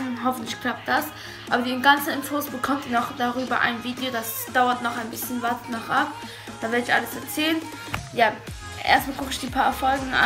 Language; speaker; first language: German; early bilingual, other home language; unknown